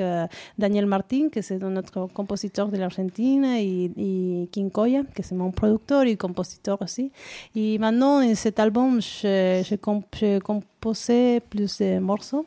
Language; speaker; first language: French; non-native, learner; Spanish